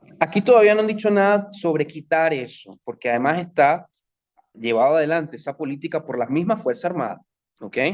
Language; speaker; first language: Spanish; native; Spanish